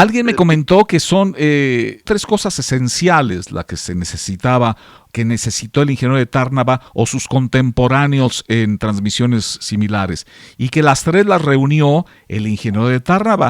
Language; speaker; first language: Spanish; native; Spanish